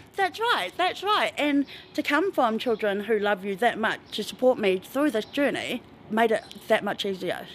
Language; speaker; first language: English; native; English